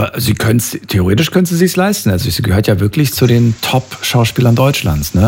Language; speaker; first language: German; native; German